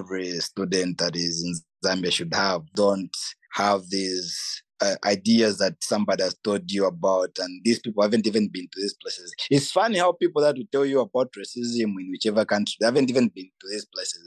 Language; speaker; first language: English; non-native, local second language; Nyanja